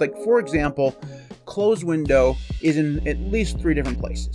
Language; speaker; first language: English; native; English